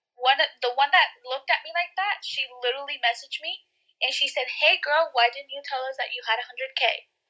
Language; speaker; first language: English; early bilingual, other home language; Spanish